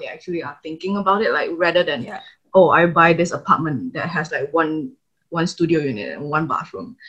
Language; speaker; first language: English; non-native, local second language; Chinese